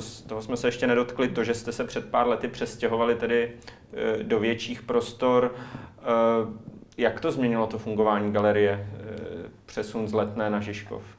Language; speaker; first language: Czech; native; Czech